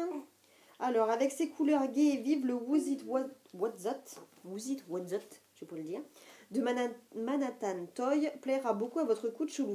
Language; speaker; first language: French; native; French